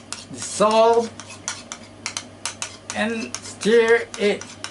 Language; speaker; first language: English; non-native, learner; Japanese